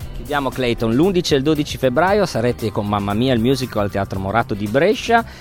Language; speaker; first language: Italian; native; Italian